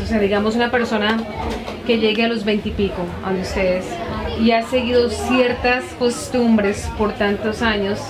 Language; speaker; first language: Spanish; native; Spanish